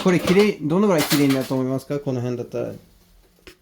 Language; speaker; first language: Japanese; non-native, fluent; English